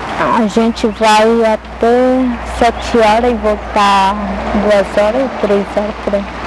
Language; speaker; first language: Portuguese; non-native, local second language; Guarani